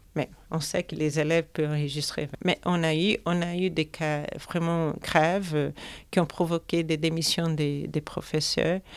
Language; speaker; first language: French; non-native, fluent; Portuguese